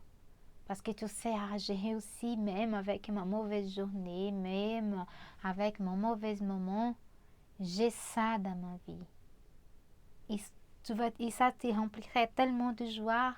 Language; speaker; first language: French; non-native, fluent; Portuguese